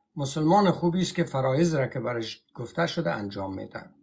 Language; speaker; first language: Persian; native; Persian